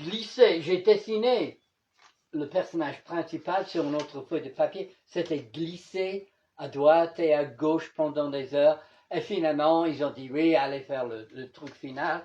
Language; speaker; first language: French; non-native, fluent; English